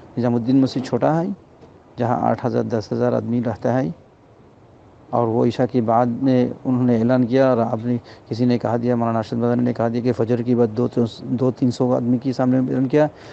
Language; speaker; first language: Hindi; non-native, local second language; Bangla